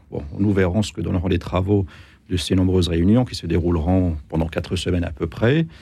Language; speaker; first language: French; native; French